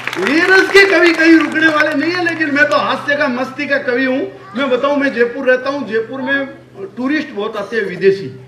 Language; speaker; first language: Hindi; non-native, local second language; Marwari